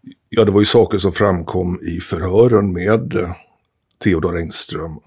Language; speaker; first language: Swedish; native; Swedish